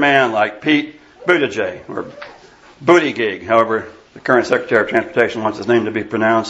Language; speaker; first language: English; native; English